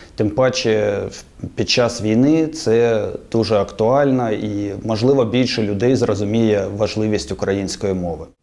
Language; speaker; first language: Ukrainian; non-native, local second language; Russian